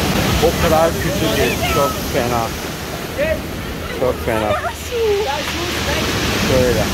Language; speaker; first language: Turkish; non-native, learner; Chinese